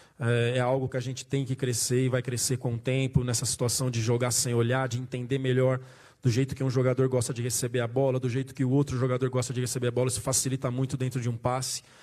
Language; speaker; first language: Portuguese; native; Portuguese